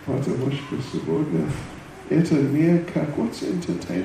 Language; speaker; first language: Russian; non-native, learner; English